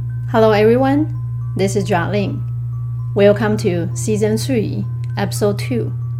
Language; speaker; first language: English; non-native, fluent; Chinese